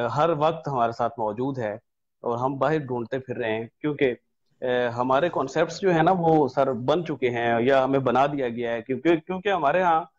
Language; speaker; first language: Urdu; non-native, local second language; Punjabi